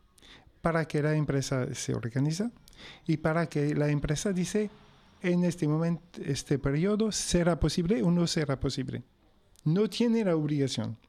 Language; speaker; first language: Spanish; non-native, fluent; French